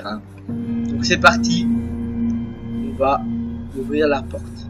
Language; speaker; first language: French; native; French